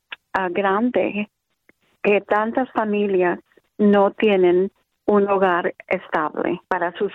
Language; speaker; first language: Spanish; early bilingual, other home language; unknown